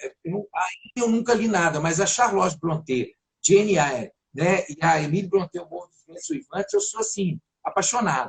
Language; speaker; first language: Portuguese; native; Portuguese